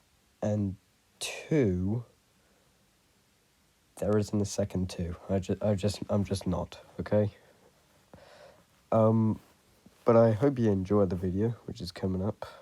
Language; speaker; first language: English; native; English